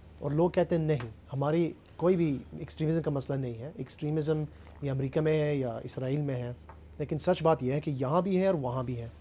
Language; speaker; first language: Urdu; early bilingual, heritage; Urdu